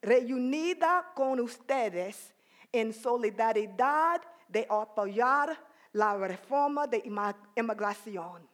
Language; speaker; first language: Spanish; non-native, learner; English